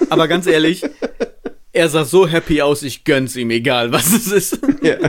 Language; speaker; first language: German; native; German